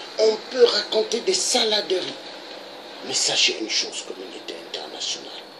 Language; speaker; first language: French; non-native, local second language; Lingala